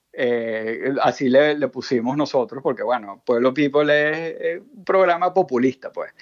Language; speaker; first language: Spanish; native; Spanish